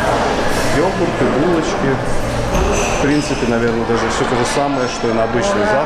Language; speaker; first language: Russian; native; Russian